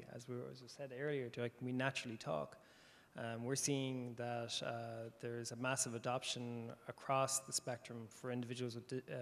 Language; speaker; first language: English; native; English